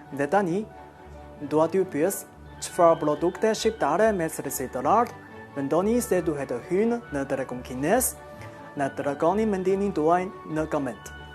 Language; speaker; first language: Albanian; non-native, fluent; Chinese